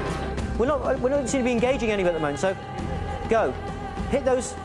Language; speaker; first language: English; native; English